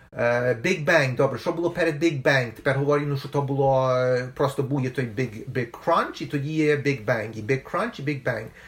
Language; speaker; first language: Ukrainian; early bilingual, heritage; Ukrainian